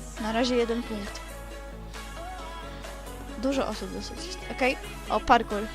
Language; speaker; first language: Polish; native; Polish